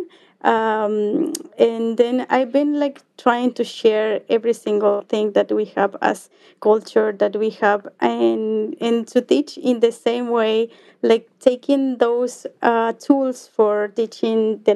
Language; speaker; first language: English; non-native, fluent; Quechua